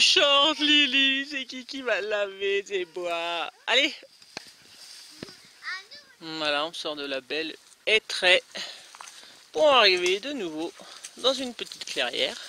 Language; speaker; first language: French; native; French